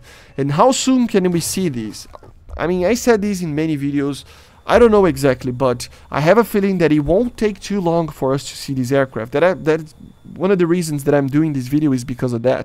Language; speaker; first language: English; non-native, fluent; Portuguese